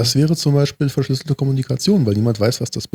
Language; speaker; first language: German; native; German